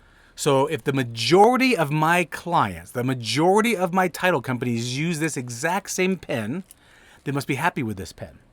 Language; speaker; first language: English; native; English